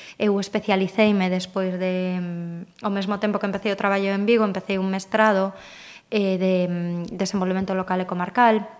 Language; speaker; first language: Galician; native; Galician